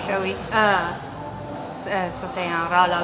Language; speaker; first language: French; non-native, local second language; English